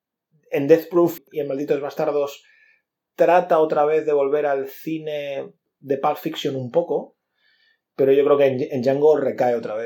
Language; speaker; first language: Spanish; native; Spanish